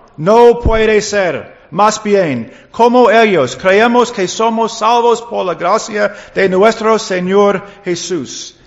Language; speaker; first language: Spanish; non-native, learner; English